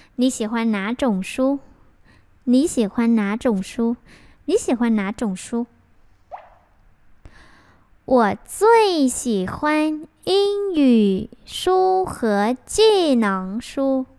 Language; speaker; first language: Chinese; non-native, fluent; Vietnamese